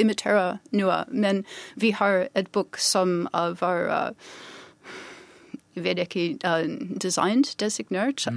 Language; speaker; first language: Norwegian; non-native, learner; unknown